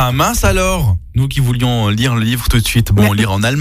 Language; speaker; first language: French; native; French